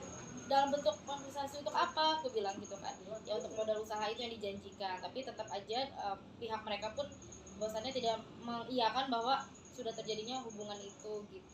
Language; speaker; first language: Indonesian; native; Indonesian